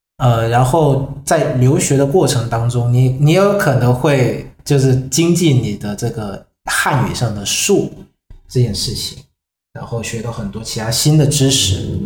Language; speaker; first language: Chinese; non-native, fluent; Vietnamese